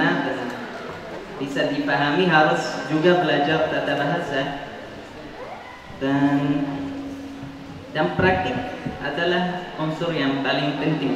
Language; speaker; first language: Indonesian; non-native, fluent; Arabic